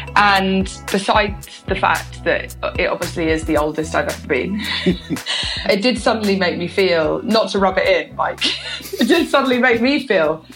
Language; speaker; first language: English; native; English